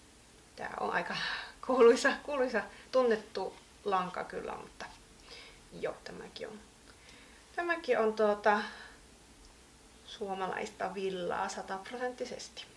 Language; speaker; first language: Finnish; native; Finnish